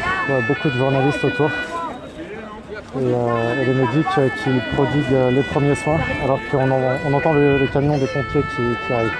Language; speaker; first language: French; native; French